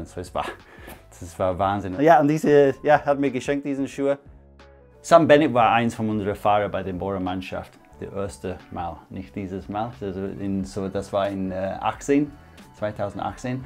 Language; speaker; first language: German; non-native, fluent; English